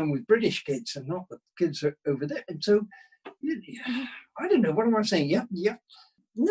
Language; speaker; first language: English; native; English